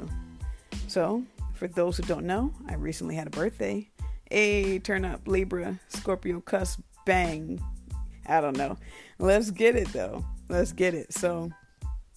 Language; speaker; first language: English; native; English